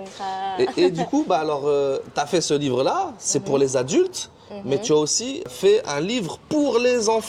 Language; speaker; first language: French; native; French